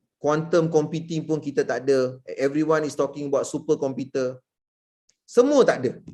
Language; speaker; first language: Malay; native; Malay